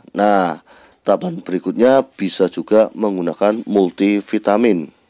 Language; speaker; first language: Indonesian; native; Indonesian